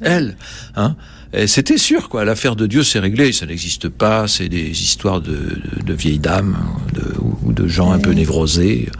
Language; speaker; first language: French; native; French